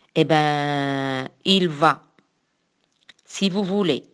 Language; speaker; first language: French; non-native, local second language; Arabic